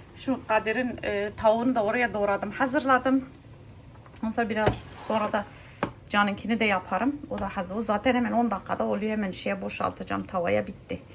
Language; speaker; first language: Turkish; early bilingual, heritage; Turkish